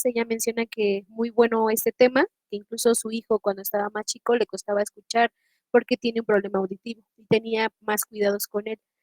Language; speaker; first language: Spanish; native; Spanish